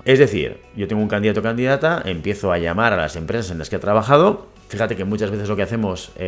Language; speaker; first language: Spanish; native; Spanish